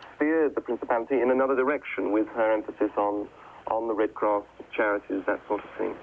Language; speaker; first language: English; native; English